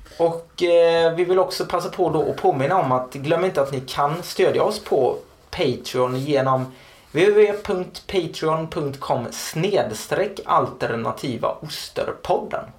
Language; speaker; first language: Swedish; native; Swedish